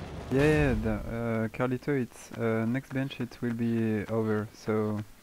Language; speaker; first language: English; non-native, learner; French